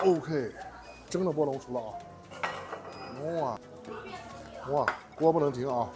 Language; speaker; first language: Chinese; native; Chinese